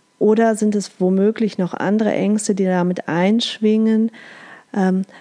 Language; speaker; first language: German; native; German